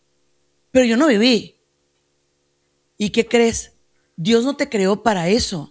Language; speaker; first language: Spanish; native; Spanish